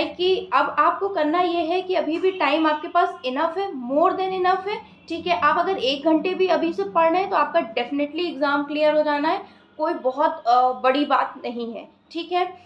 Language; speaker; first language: Hindi; native; Hindi